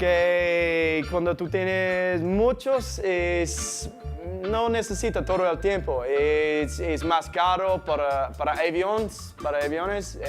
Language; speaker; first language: Spanish; non-native, learner; English